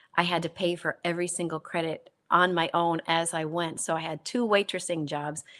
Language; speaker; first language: English; native; English